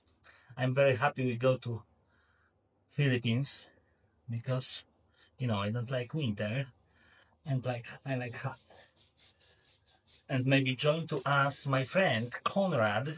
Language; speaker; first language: English; non-native, learner; Polish